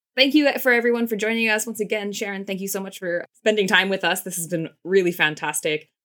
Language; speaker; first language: English; native; English